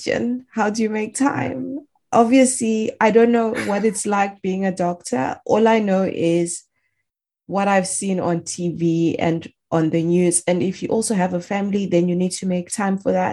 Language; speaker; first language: English; non-native, local second language; Shona